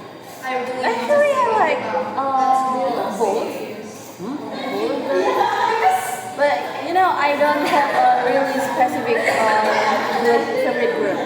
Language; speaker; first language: English; non-native, learner; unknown